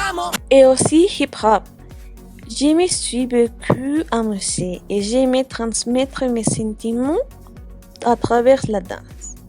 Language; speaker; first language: French; non-native, fluent; Spanish